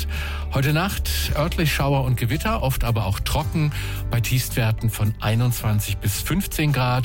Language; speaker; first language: German; native; German